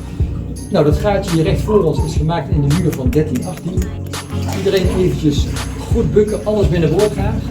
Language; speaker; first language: Dutch; native; Dutch